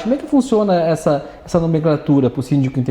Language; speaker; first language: Portuguese; native; Portuguese